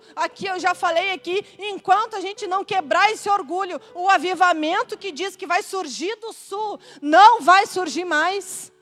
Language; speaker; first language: Portuguese; native; Portuguese